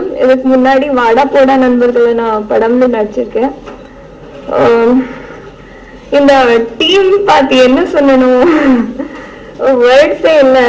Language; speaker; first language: Tamil; non-native, learner; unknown